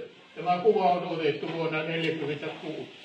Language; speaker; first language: Finnish; native; Finnish